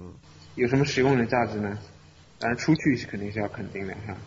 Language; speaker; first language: Chinese; native; Chinese